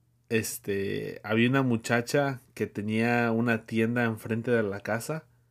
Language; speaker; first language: Spanish; early bilingual, heritage; Spanish